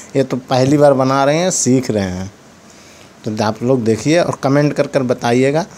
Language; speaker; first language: Hindi; native; Hindi